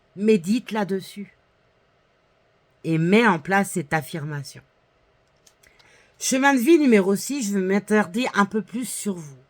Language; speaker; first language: French; native; French